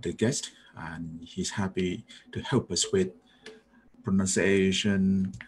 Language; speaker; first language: English; non-native, fluent; Thai